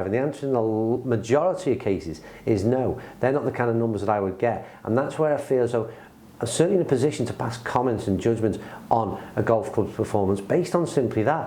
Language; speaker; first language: English; native; English